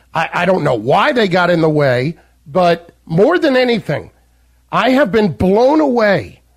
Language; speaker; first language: English; native; English